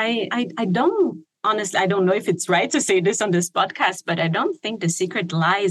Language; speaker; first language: English; non-native, fluent; Portuguese